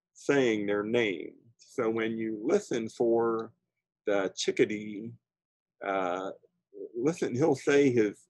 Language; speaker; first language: English; native; English